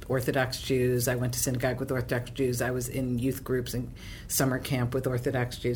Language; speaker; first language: English; native; English